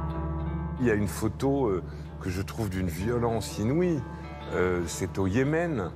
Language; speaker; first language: French; native; French